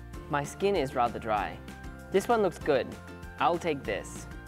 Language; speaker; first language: English; native; English